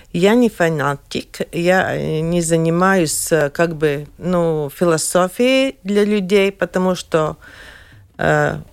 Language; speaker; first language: Russian; non-native, learner; Latvian